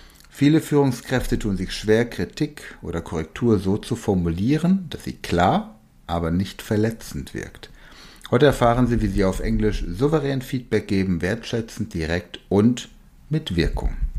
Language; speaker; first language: German; native; German